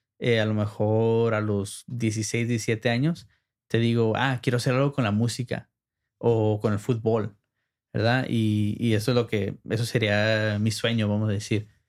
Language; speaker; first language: Spanish; early bilingual, heritage; Spanish